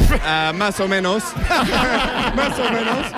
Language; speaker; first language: Spanish; non-native, learner; English